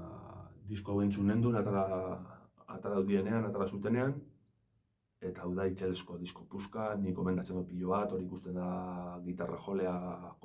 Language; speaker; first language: Basque; native; Basque